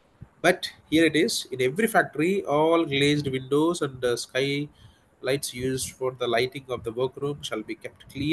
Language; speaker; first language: English; non-native, local second language; Telugu